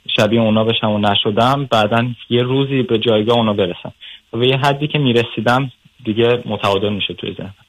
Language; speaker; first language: Persian; native; Persian